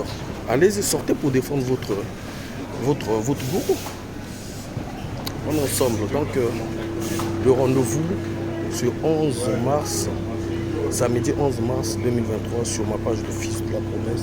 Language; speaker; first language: French; non-native, local second language; Lingala